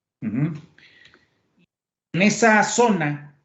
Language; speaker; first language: Spanish; native; Spanish